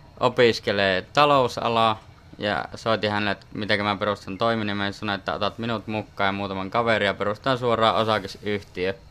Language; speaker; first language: Finnish; native; Finnish